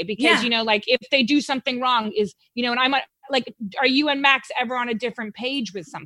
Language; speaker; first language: English; native; English